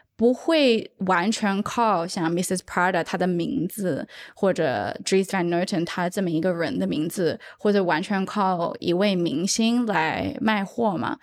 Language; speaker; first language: Chinese; early bilingual, heritage; Chinese